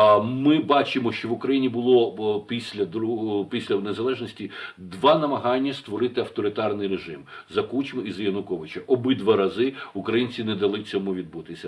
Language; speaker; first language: Ukrainian; native; Ukrainian